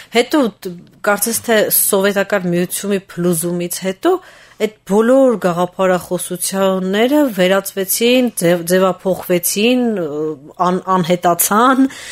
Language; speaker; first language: Armenian; native; Armenian